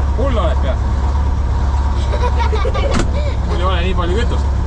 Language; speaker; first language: Estonian; native; Estonian